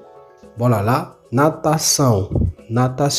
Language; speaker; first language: Portuguese; non-native, learner; Haitian Creole